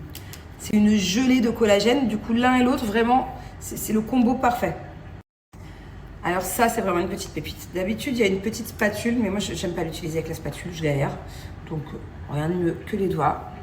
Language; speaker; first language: French; native; French